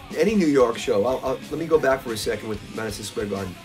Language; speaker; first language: English; native; English